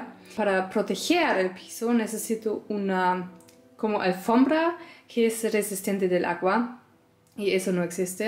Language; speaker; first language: Spanish; non-native, learner; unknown